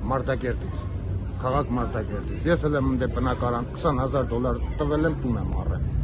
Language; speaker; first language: Armenian; native; Armenian